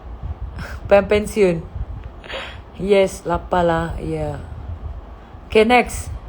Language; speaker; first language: Malay; native; Malay